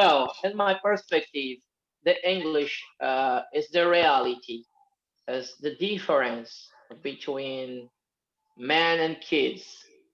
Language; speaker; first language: English; non-native, fluent; Portuguese